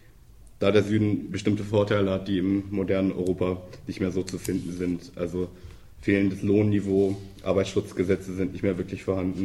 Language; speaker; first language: German; native; German